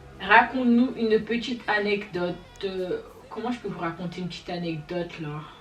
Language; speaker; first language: French; native; French